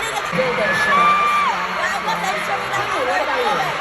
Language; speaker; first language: English; non-native, local second language; Filipino